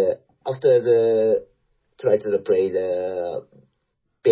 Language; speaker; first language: English; non-native, learner; Japanese